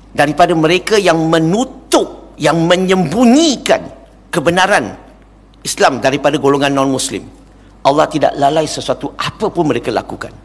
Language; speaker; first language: Malay; non-native, local second language; Chinese